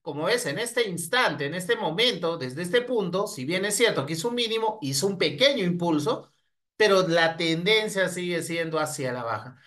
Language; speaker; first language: Spanish; native; Spanish